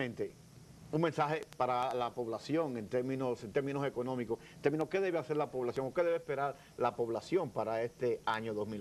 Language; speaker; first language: Spanish; native; Spanish